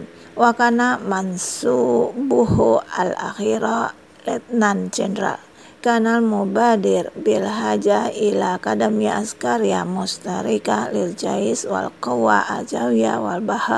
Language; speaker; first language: Arabic; non-native, fluent; Indonesian